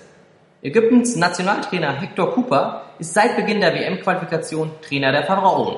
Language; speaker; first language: German; native; German